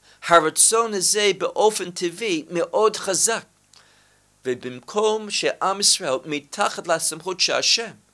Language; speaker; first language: Hebrew; non-native, fluent; English